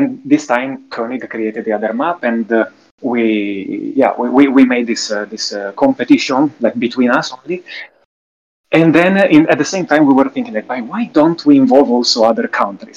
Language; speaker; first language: English; non-native, fluent; Italian